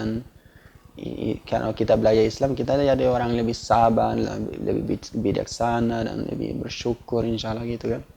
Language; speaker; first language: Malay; non-native, fluent; Swedish